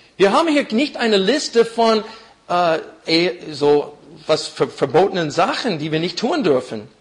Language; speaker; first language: German; non-native, fluent; English